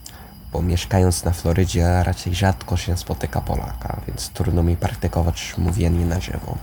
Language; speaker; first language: Polish; non-native, fluent; English